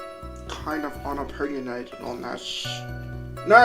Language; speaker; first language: English; native; English